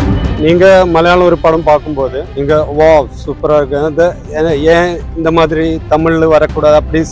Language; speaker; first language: Tamil; non-native, learner; Malayalam